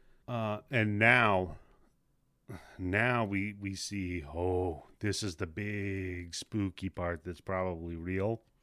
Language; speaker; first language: English; native; English